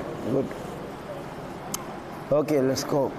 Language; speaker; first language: English; non-native, local second language; Bangla